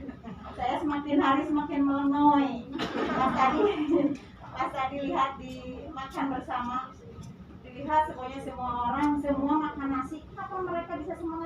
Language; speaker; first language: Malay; non-native, local second language; Sundanese